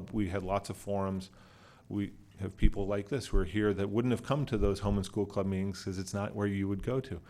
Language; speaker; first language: English; native; English